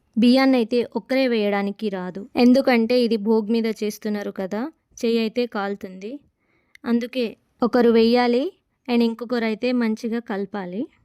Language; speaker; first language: Telugu; non-native, local second language; Lambadi